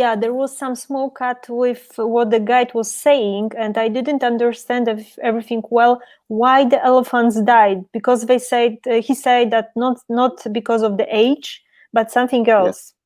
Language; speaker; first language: English; non-native, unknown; Polish